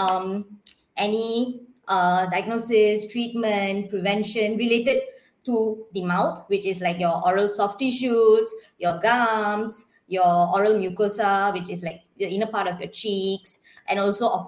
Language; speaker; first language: English; non-native, local second language; Tamil